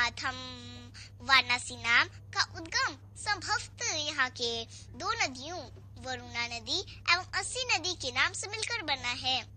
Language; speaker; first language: Hindi; native; Hindi